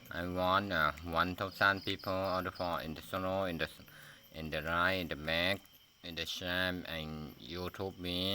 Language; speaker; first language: English; non-native, learner; Thai